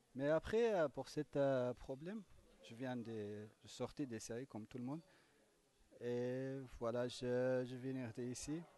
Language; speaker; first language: French; non-native, learner; Kurdish